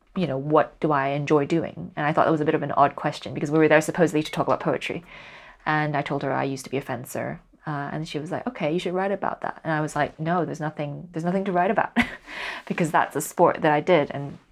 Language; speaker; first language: English; non-native, local second language; Cantonese